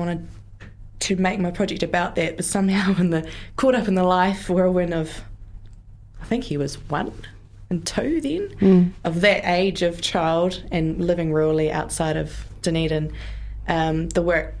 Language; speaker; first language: English; native; English